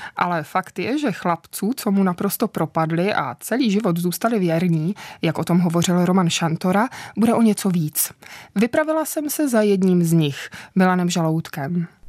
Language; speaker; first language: Czech; native; Czech